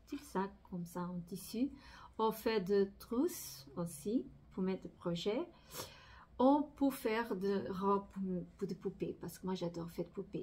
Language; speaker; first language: French; non-native, fluent; Portuguese